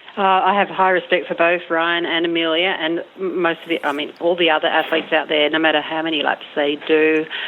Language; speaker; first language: English; native; English